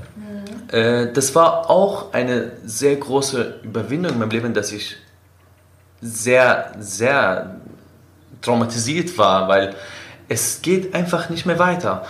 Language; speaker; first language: German; non-native, fluent; Kurdish